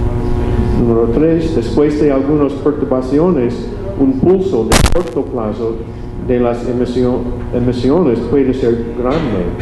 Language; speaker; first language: Spanish; non-native, learner; English